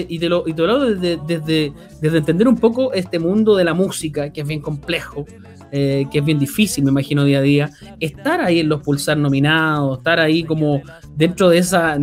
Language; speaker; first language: Spanish; native; Spanish